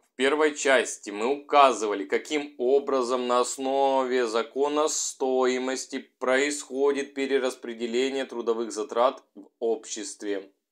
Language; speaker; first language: Russian; native; Russian